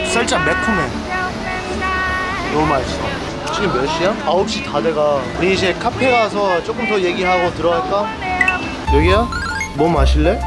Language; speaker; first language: Korean; non-native, fluent; English